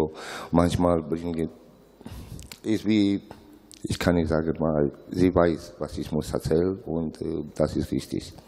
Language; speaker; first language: German; non-native, learner; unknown